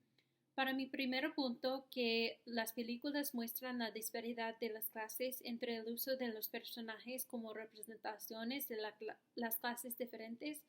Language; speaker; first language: Spanish; non-native, learner; English